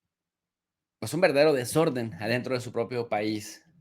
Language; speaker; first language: Spanish; native; Spanish